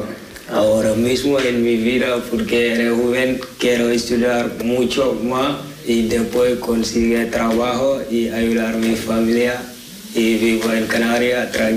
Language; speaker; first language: Spanish; non-native, learner; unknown